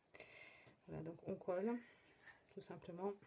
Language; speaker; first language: French; native; French